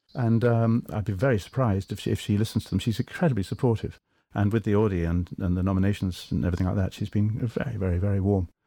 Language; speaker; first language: English; native; English